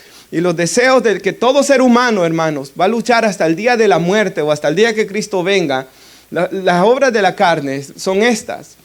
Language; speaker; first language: Spanish; native; Spanish